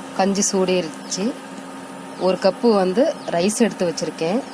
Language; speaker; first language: Tamil; native; Tamil